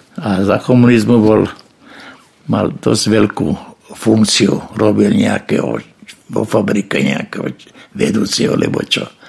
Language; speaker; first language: Slovak; non-native, local second language; Hungarian